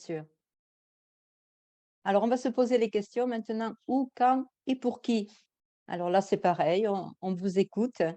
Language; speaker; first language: French; native; French